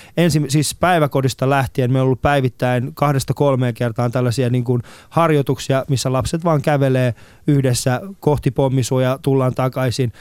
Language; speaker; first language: Finnish; early bilingual, other home language; Persian